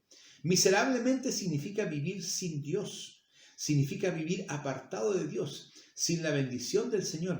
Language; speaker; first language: Spanish; native; Spanish